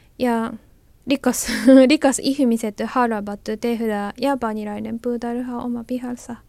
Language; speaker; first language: Finnish; non-native, learner; Japanese